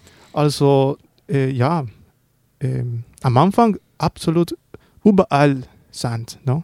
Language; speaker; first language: German; non-native, learner; Spanish